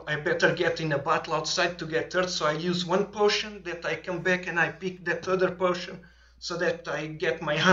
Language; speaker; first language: English; non-native, fluent; Portuguese